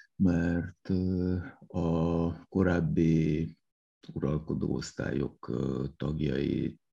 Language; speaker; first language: Hungarian; native; Hungarian